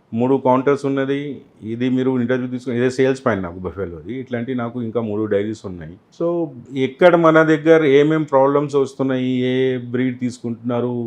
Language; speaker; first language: Telugu; non-native, local second language; Urdu